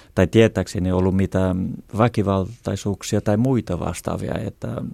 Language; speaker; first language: Finnish; non-native, fluent; Portuguese